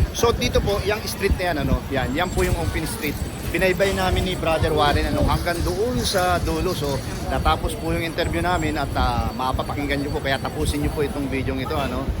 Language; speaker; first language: Filipino; native; Filipino